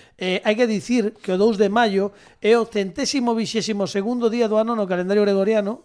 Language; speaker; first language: Galician; native; Galician